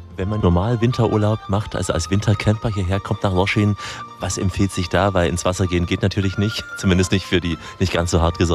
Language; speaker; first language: German; native; German